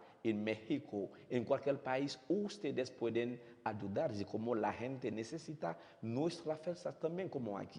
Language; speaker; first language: Spanish; non-native, learner; Haitian Creole